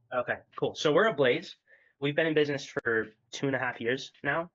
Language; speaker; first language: English; native; English